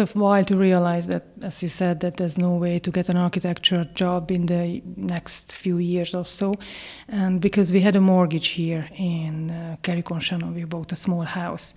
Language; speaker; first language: English; non-native, fluent; Hungarian